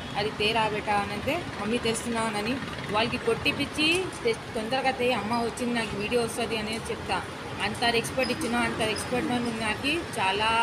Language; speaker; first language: Telugu; non-native, local second language; Urdu